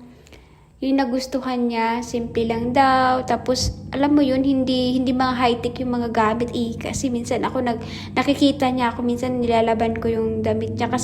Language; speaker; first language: Filipino; non-native, local second language; Hiligaynon